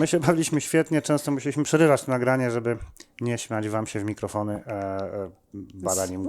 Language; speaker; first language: Polish; native; Polish